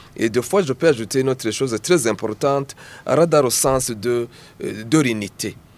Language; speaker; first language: French; non-native, local second language; Rundi